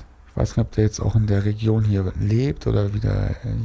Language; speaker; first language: German; native; German